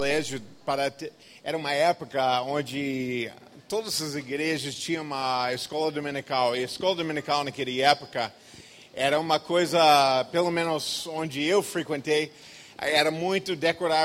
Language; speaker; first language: Portuguese; non-native, fluent; English